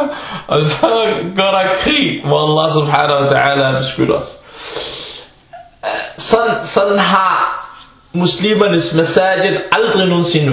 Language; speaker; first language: Danish; early bilingual, other home language; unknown